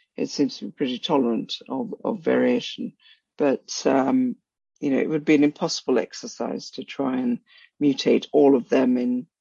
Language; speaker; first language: English; non-native, local second language; Bangla